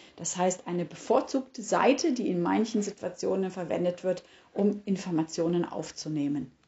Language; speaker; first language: German; native; German